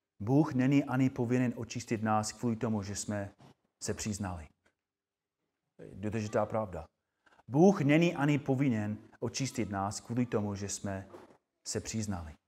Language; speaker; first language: Czech; non-native, fluent; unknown